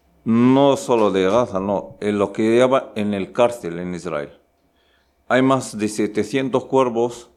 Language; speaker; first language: Spanish; non-native, learner; Arabic